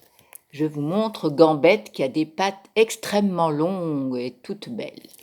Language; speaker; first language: French; native; French